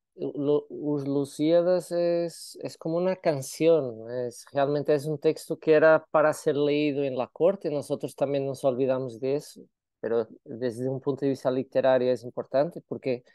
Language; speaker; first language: Spanish; non-native, fluent; Portuguese